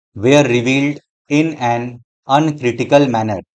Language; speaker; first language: English; non-native, local second language; Hindi